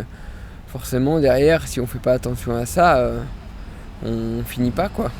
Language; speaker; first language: French; native; French